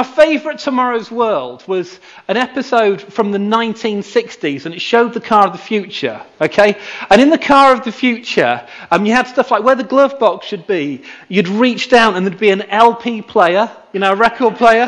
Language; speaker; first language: English; native; English